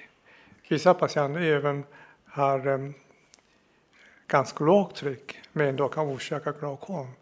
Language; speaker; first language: Swedish; non-native, fluent; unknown